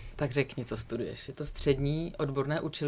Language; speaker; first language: Czech; native; Czech